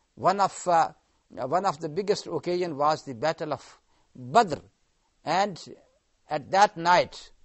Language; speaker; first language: English; non-native, local second language; Urdu